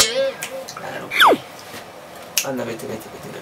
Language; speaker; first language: Spanish; native; Spanish